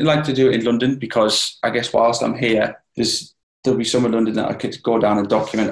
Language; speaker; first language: English; native; English